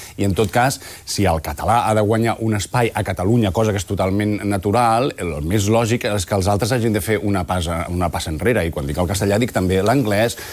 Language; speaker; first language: Catalan; non-native, local second language; Spanish